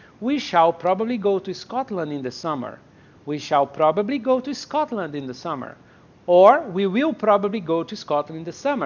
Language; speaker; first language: English; non-native, fluent; Portuguese